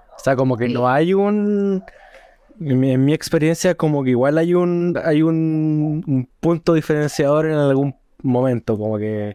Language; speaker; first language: Spanish; native; Spanish